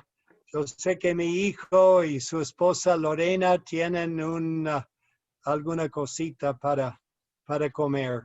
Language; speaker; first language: Spanish; non-native, fluent; English